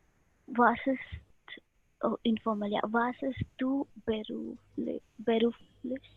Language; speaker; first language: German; non-native, learner; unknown